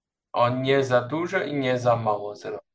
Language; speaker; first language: Polish; non-native, learner; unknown